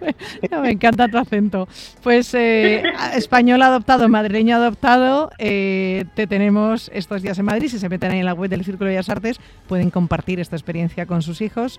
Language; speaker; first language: Spanish; native; Spanish